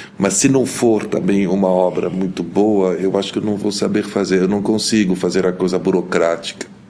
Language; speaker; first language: Portuguese; early bilingual, heritage; Portuguese